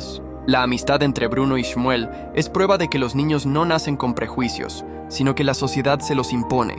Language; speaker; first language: Spanish; native; Spanish